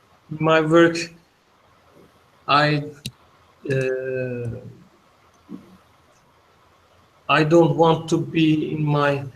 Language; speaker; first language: English; non-native, learner; Turkish